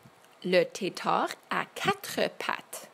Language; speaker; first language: French; non-native, fluent; English